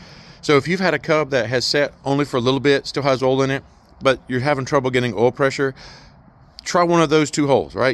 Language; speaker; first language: English; native; English